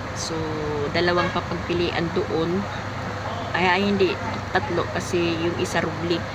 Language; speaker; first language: Filipino; non-native, local second language; Cebuano